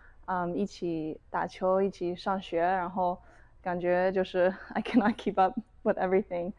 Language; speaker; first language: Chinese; early bilingual, heritage; Chinese